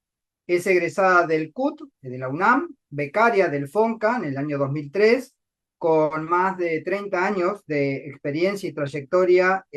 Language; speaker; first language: Spanish; native; Spanish